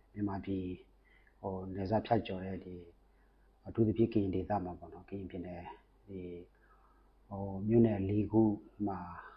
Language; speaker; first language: Burmese; non-native, local second language; S'gaw Karen